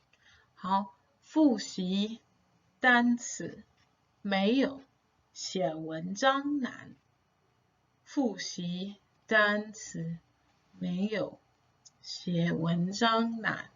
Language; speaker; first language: Chinese; non-native, fluent; English